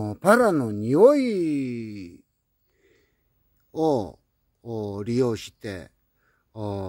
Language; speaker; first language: Japanese; non-native, learner; Korean